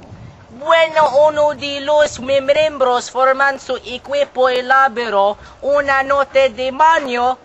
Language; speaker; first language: Spanish; non-native, learner; English